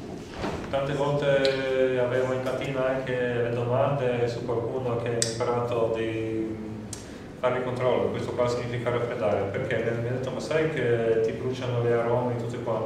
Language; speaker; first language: Italian; non-native, fluent; Slovenian